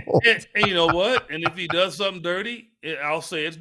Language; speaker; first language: English; native; English